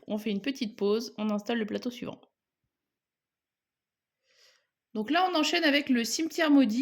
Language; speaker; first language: French; native; French